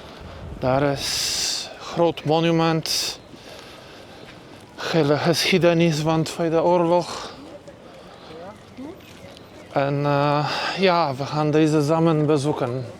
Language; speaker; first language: Dutch; non-native, learner; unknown